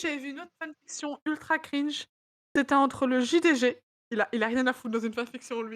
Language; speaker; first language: French; native; French